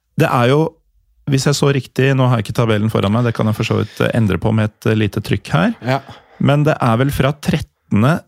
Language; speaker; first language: Norwegian; native; Norwegian